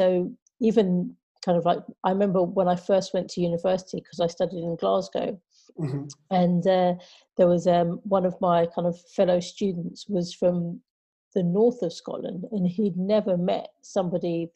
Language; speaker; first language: English; native; English